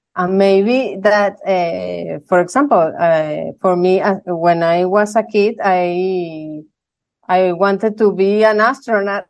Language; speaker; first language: English; non-native, fluent; Spanish